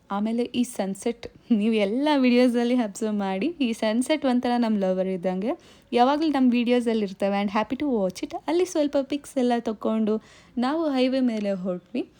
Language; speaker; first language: Kannada; non-native, local second language; Tamil